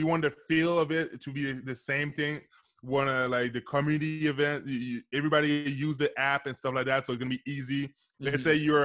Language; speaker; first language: English; native; English